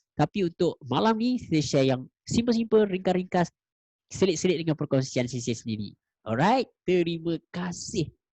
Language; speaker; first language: Malay; native; Malay